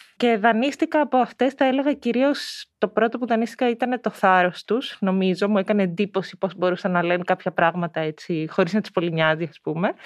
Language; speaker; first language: Greek; early bilingual, heritage; Greek